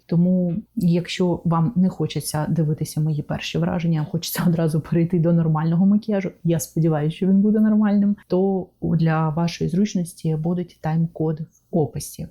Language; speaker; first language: Ukrainian; non-native, local second language; Russian